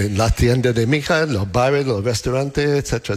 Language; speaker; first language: Spanish; non-native, learner; English